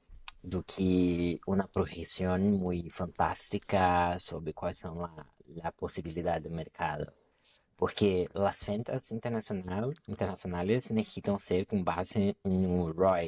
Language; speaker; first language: Spanish; non-native, local second language; Portuguese